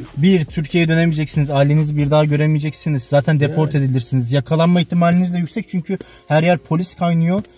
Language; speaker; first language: Turkish; native; Turkish